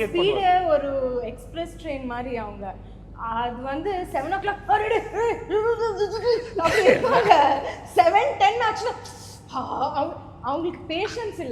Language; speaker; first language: Tamil; non-native, fluent; Malayalam